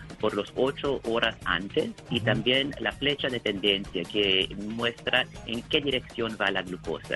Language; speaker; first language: Spanish; non-native, learner; English